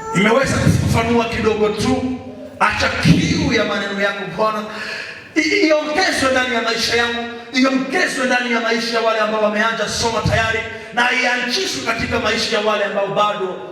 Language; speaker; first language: Swahili; native; Swahili